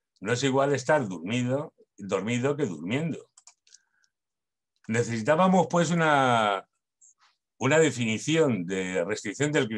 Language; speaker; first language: Spanish; native; Spanish